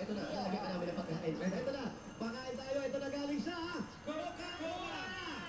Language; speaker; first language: Filipino; native; Filipino